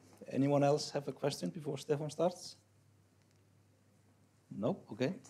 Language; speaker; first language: English; non-native, fluent; Icelandic